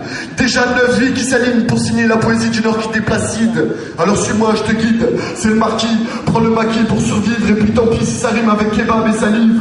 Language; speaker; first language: French; native; French